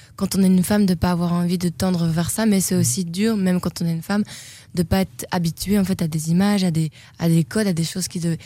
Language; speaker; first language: French; native; French